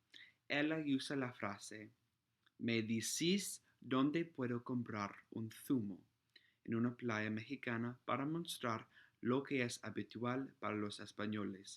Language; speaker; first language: Spanish; non-native, fluent; English